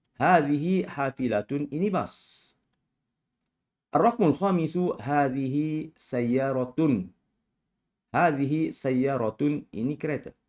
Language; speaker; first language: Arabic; non-native, fluent; Malay